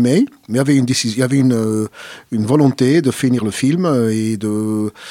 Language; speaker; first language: French; non-native, fluent; Arabic